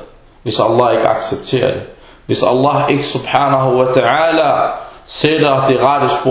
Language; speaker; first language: Danish; non-native, fluent; Arabic